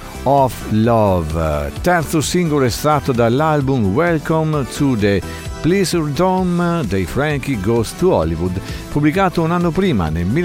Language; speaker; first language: Italian; native; Italian